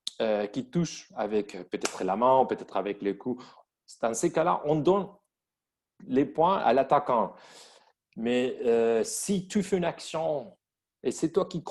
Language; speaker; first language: French; non-native, fluent; Spanish